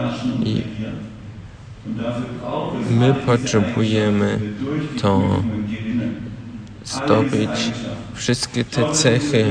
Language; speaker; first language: Polish; early bilingual, heritage; Polish